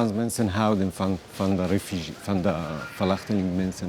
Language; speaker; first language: Dutch; non-native, learner; Arabic